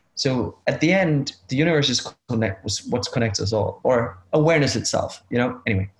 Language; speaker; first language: English; non-native, fluent; German